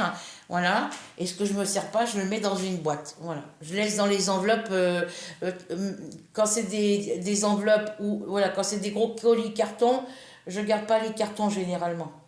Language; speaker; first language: French; native; French